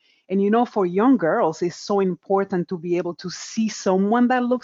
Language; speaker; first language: English; non-native, fluent; Spanish